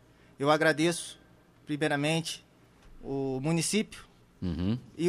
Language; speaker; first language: Portuguese; native; Portuguese